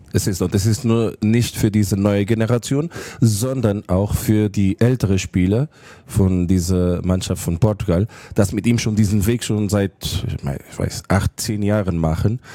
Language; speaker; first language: German; non-native, fluent; Portuguese